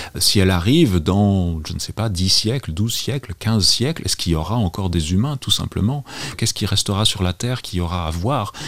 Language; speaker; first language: French; native; French